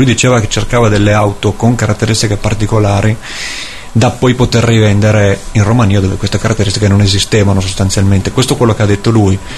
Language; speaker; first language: Italian; native; Italian